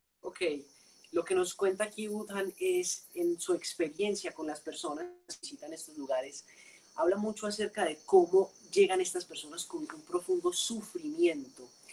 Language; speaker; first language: Spanish; native; Spanish